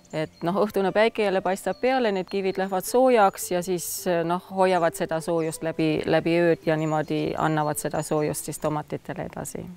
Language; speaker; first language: Estonian; early bilingual, heritage; Estonian